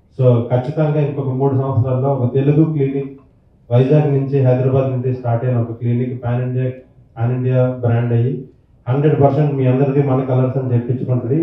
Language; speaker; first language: Telugu; native; Telugu